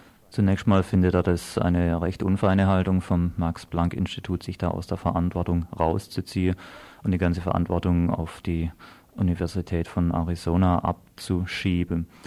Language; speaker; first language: German; native; German